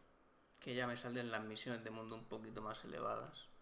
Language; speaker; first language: Spanish; native; Spanish